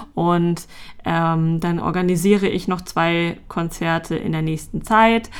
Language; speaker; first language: German; native; German